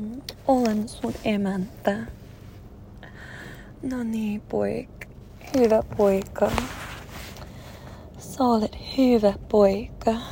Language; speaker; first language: Finnish; non-native, learner; English